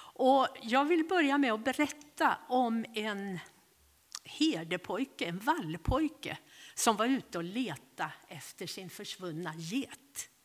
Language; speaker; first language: Swedish; native; Swedish